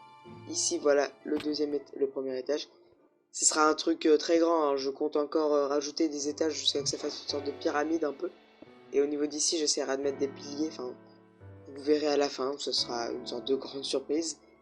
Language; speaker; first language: French; native; French